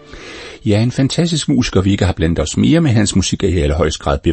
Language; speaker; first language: Danish; native; Danish